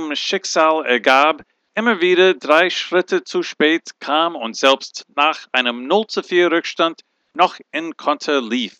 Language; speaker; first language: German; early bilingual, heritage; German